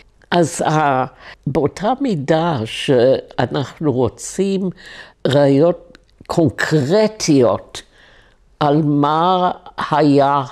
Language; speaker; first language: Hebrew; non-native, fluent; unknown